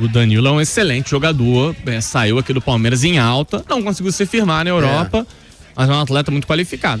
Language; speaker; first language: Portuguese; native; Portuguese